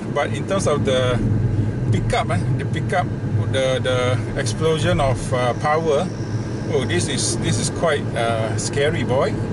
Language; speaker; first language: English; non-native, local second language; Malay